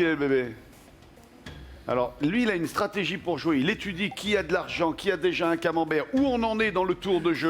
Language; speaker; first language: French; native; French